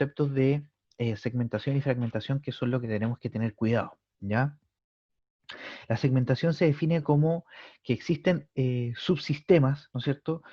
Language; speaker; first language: Spanish; native; Spanish